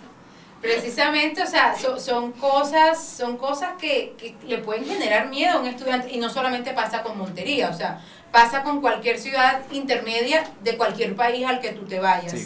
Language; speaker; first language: Spanish; native; Spanish